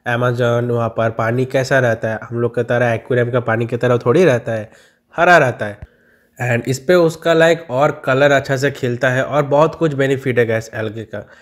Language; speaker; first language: Hindi; non-native, local second language; Bangla